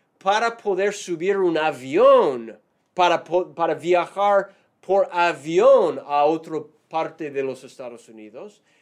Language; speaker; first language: Spanish; non-native, fluent; English